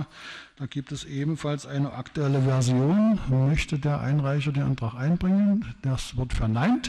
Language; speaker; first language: German; native; German